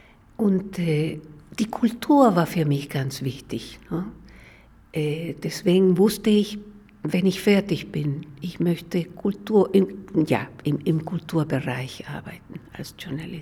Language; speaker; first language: German; non-native, fluent; Spanish